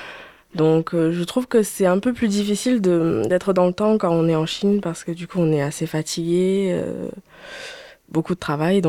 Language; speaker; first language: French; early bilingual, other home language; Chinese